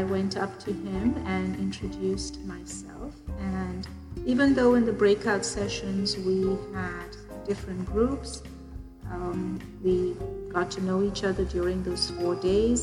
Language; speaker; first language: English; non-native, local second language; Urdu